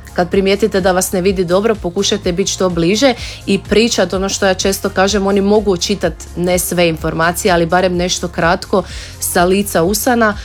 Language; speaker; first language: Croatian; native; Croatian